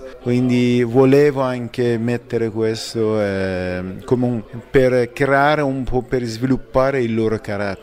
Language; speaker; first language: Italian; non-native, fluent; Persian